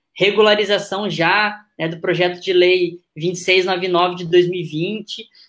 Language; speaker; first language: Portuguese; native; Portuguese